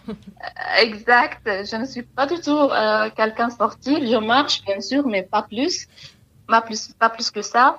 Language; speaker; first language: French; non-native, fluent; Arabic